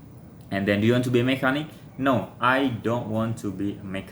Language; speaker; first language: English; non-native, fluent; Indonesian